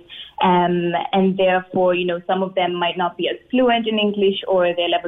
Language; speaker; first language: English; non-native, local second language; Swahili